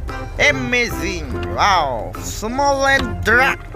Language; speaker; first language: English; non-native, learner; Khmer